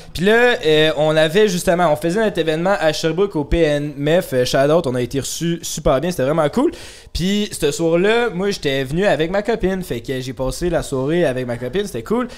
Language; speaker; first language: French; native; French